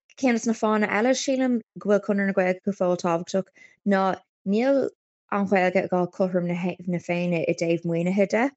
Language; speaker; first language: Irish; non-native, local second language; English